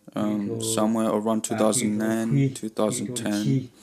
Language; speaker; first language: English; non-native, fluent; Burmese